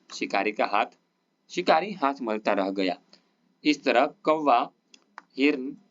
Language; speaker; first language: Hindi; non-native, local second language; Gujarati